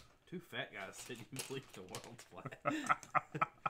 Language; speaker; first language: English; native; English